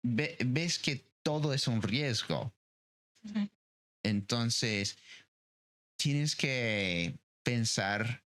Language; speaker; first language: Spanish; non-native, fluent; English